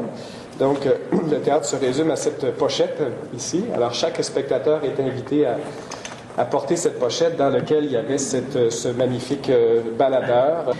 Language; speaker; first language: French; native; French